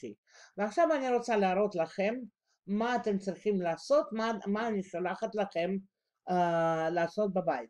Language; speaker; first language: Hebrew; non-native, fluent; Russian